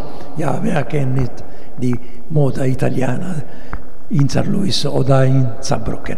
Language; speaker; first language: German; non-native, learner; Italian